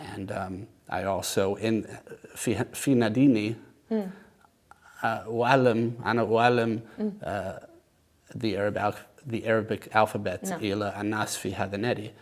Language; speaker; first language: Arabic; non-native, learner; English